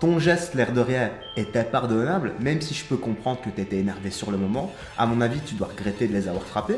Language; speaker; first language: French; native; French